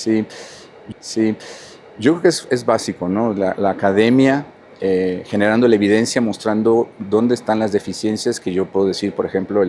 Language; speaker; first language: Spanish; native; Spanish